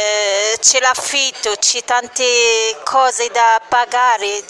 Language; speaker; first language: Italian; non-native, fluent; Arabic